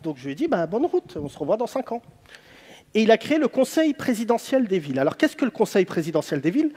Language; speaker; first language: French; native; French